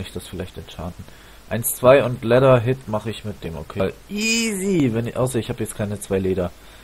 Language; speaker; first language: German; native; German